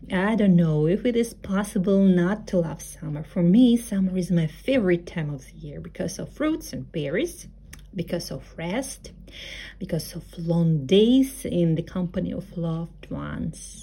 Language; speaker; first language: English; non-native, fluent; Russian